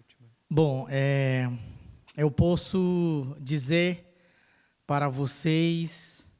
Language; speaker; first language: Portuguese; non-native, local second language; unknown